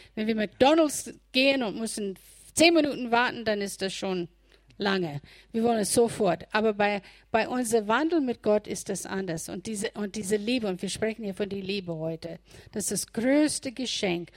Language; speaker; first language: German; non-native, fluent; English